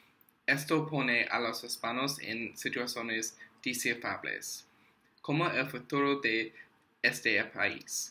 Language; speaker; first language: Spanish; non-native, learner; English